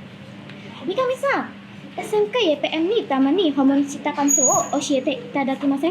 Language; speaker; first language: Japanese; non-native, learner; Indonesian